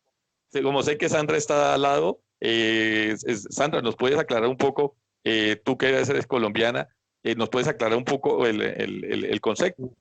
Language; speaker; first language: Spanish; native; Spanish